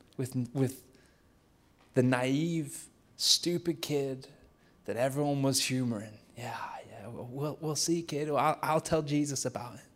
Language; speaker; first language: English; native; English